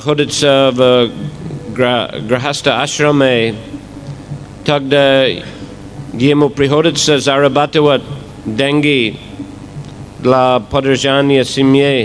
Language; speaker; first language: Russian; non-native, fluent; English